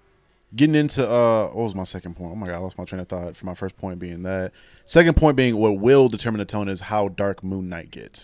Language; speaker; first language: English; native; English